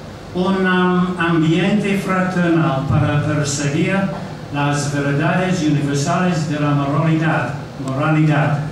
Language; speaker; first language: Spanish; non-native, fluent; English